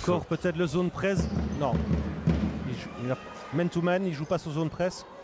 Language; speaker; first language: French; native; French